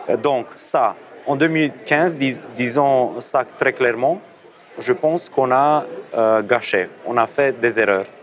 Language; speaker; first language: French; non-native, fluent; Romanian